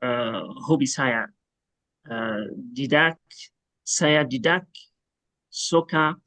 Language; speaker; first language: Indonesian; non-native, learner; Arabic